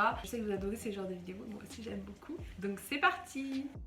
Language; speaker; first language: French; native; French